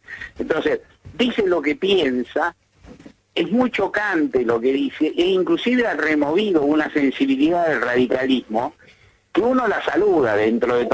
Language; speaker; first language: Spanish; native; Spanish